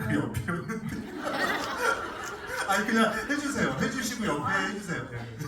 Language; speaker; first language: Korean; native; Korean